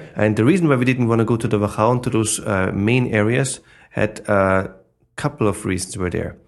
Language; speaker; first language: English; non-native, fluent; German